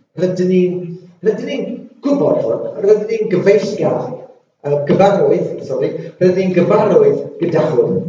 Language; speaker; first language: Welsh; non-native, local second language; English